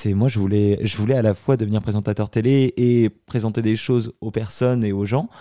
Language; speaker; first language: French; early bilingual, other home language; Arabic